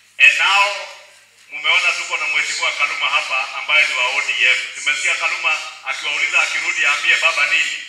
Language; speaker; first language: Swahili; non-native, local second language; Kikuyu